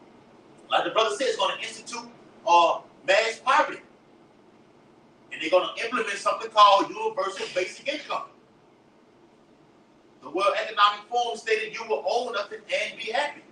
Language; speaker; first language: English; native; English